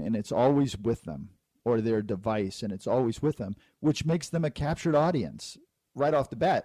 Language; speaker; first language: English; native; English